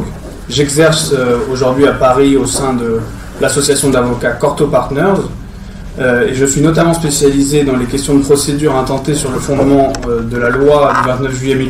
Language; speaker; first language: French; native; French